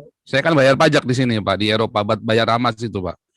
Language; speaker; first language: Indonesian; native; Indonesian